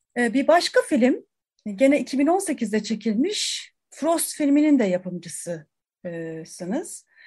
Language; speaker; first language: Turkish; native; Turkish